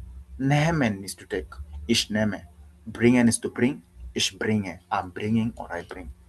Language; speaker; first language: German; non-native, learner; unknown